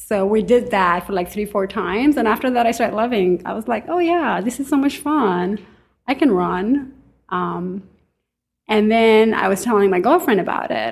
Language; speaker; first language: English; non-native, local second language; Urdu